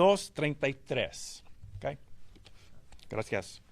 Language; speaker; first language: Spanish; early bilingual, heritage; English